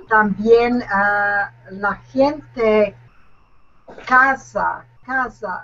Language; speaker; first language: Spanish; non-native, learner; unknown